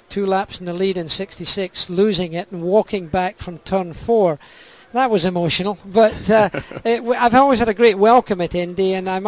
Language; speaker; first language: English; native; English